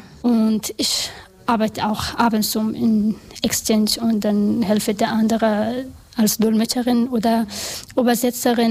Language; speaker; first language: German; non-native, learner; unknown